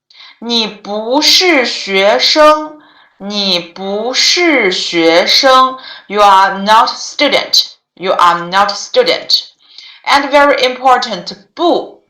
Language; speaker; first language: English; non-native, learner; Chinese